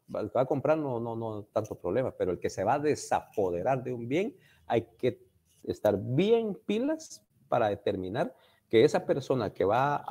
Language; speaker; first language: Spanish; native; Spanish